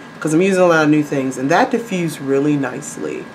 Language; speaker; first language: English; native; English